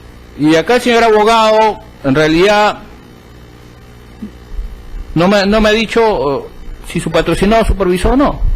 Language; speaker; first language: Spanish; native; Spanish